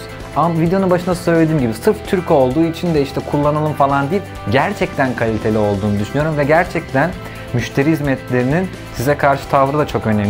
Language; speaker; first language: Turkish; native; Turkish